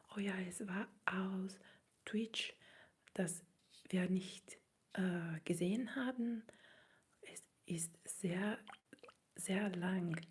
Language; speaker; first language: German; non-native, learner; Italian